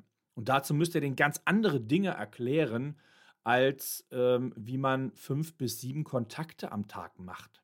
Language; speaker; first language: German; native; German